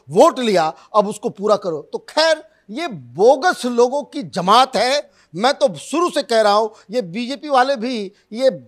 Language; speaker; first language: Hindi; native; Hindi